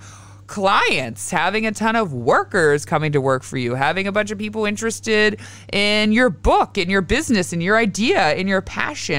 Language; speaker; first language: English; native; English